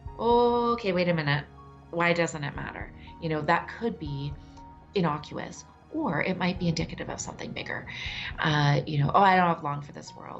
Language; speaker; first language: English; native; English